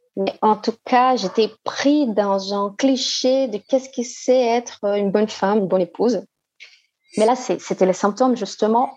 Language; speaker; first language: French; non-native, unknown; Portuguese